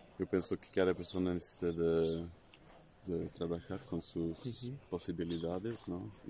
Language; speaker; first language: Spanish; non-native, fluent; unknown